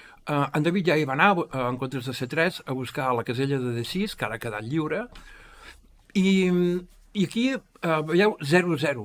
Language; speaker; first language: Catalan; native; Catalan